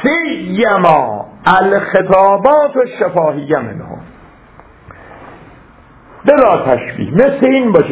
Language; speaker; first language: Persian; native; Persian